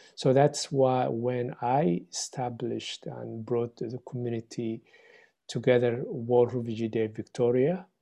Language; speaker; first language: English; non-native, fluent; Somali